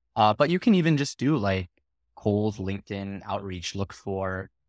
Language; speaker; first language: English; native; English